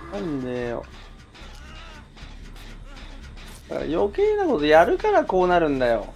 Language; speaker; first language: Japanese; native; Japanese